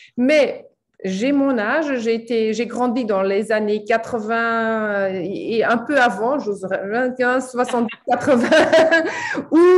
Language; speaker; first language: French; native; French